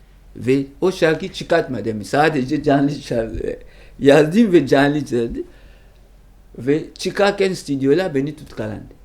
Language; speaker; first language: Turkish; non-native, learner; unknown